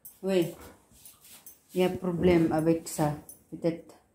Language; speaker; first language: French; non-native, learner; Filipino